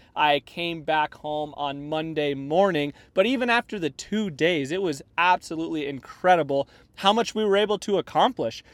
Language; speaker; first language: English; native; English